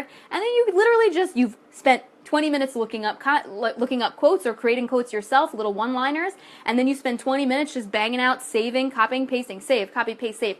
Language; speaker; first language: English; native; English